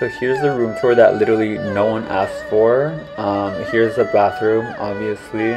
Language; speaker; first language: English; native; English